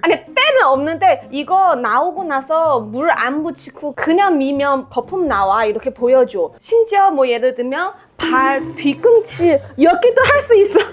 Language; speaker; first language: Korean; non-native, fluent; Chinese